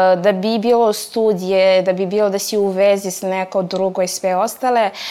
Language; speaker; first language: Serbian; non-native, fluent; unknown